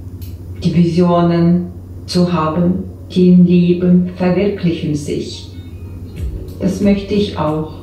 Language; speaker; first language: German; non-native, learner; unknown